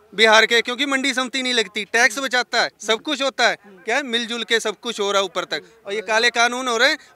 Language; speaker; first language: Hindi; native; Hindi